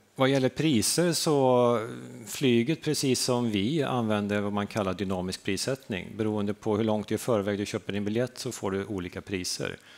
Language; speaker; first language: Swedish; native; Swedish